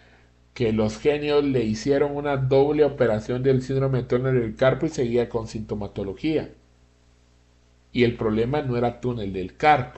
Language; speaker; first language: Spanish; native; Spanish